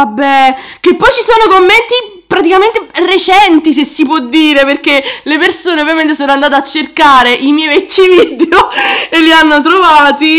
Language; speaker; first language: Italian; native; Italian